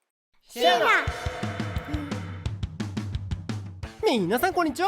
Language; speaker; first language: Japanese; native; Japanese